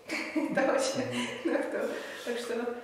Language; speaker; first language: Russian; non-native, learner; Estonian